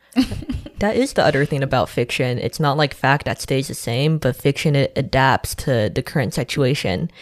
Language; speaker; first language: English; non-native, fluent; Chinese